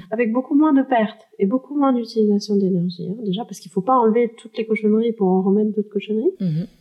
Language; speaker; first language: French; early bilingual, heritage; French